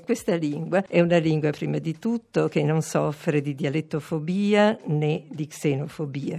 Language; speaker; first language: Italian; native; Italian